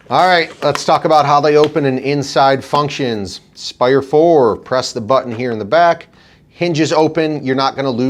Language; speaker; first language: English; native; English